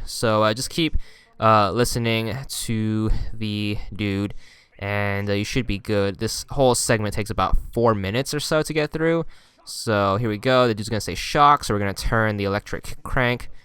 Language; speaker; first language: English; native; English